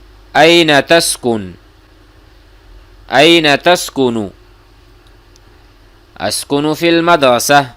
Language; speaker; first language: Arabic; non-native, fluent; Urdu